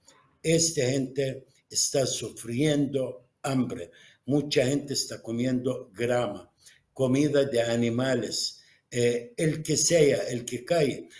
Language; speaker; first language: Spanish; non-native, fluent; Arabic